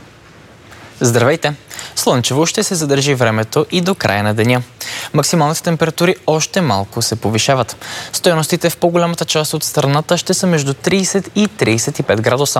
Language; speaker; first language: Bulgarian; native; Bulgarian